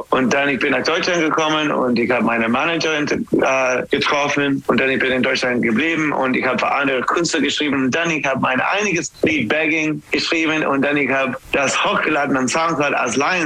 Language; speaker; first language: German; non-native, learner; English